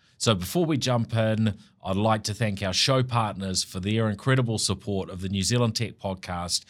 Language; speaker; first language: English; native; English